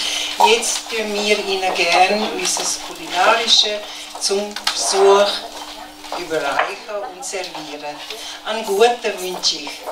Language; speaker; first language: German; non-native, fluent; Tibetan